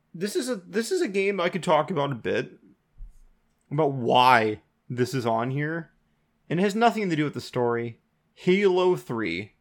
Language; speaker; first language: English; native; English